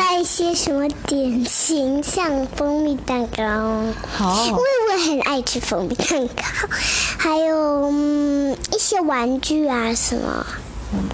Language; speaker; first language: Chinese; early bilingual, heritage; Chinese